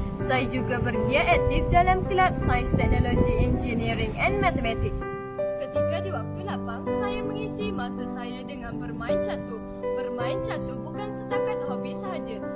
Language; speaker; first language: Malay; native; Malay